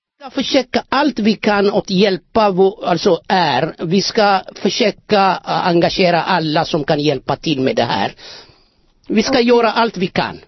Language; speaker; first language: Swedish; non-native, fluent; Amharic